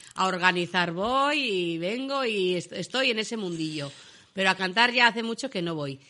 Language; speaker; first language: Spanish; native; Spanish